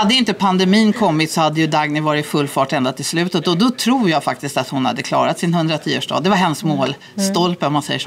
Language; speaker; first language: Swedish; native; Swedish